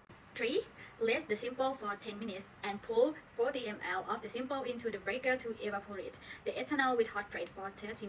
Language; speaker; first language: English; non-native, learner; Thai